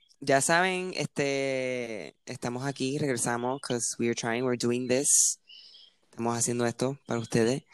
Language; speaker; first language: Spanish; early bilingual, heritage; Spanish